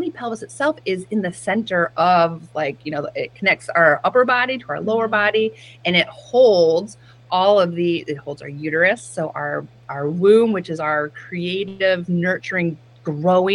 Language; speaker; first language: English; native; English